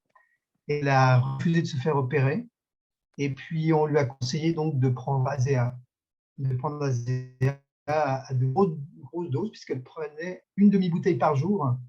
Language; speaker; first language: French; native; French